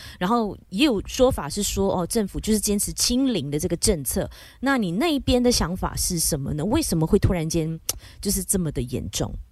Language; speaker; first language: Chinese; native; Chinese